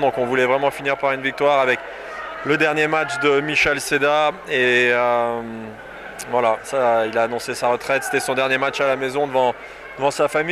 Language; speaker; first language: French; native; French